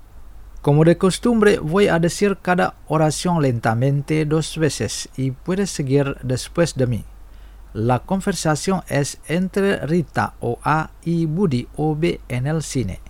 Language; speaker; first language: Spanish; non-native, fluent; Indonesian